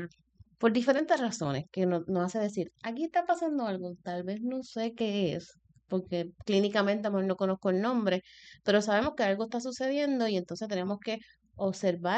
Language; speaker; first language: Spanish; native; Spanish